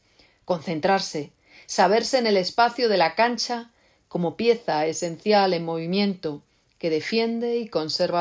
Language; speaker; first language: Spanish; native; Spanish